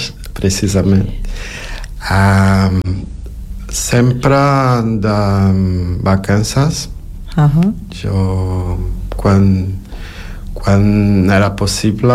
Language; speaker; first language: Catalan; non-native, learner; Portuguese